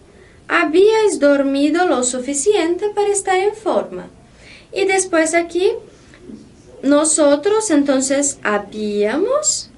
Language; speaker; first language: Spanish; non-native, fluent; Portuguese